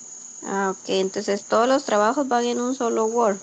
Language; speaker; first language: Spanish; native; Spanish